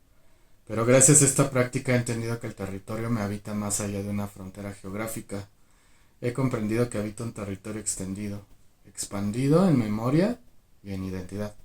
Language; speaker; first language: Spanish; native; Spanish